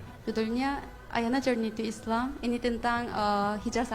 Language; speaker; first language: Indonesian; non-native, fluent; Korean